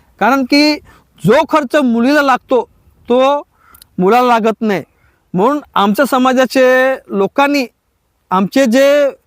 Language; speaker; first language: Marathi; non-native, local second language; Bhili